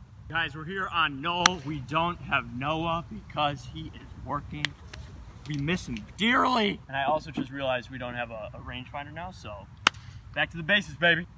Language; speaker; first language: English; native; English